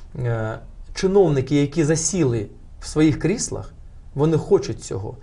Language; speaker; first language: Ukrainian; non-native, local second language; Russian